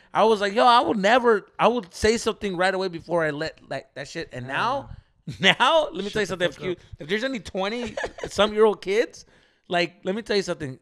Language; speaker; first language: English; early bilingual, other home language; Spanish